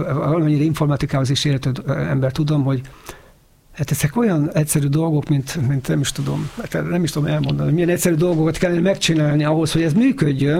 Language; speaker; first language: Hungarian; native; Hungarian